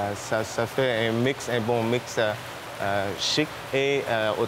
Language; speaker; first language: French; non-native, fluent; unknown